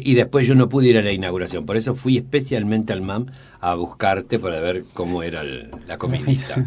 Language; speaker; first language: Spanish; native; Spanish